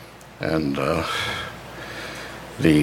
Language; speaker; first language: English; native; English